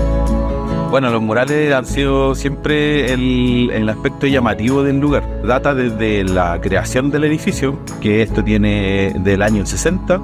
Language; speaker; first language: Spanish; native; Spanish